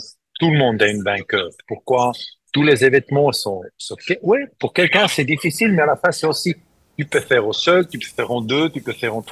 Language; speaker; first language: French; non-native, learner; German